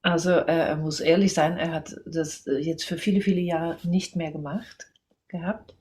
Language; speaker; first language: German; non-native, fluent; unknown